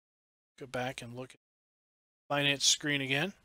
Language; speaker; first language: English; native; English